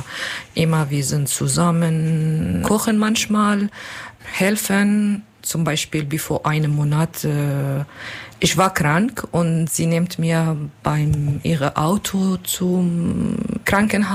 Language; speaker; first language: German; non-native, learner; Kurdish